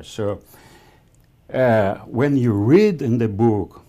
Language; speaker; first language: English; non-native, fluent; Spanish